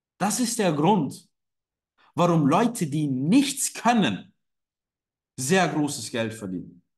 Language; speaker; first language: German; non-native, fluent; Turkish